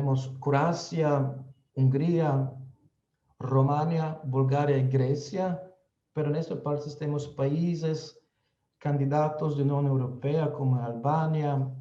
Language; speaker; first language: Spanish; non-native, fluent; Slovenian